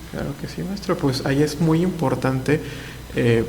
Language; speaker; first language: Spanish; native; Spanish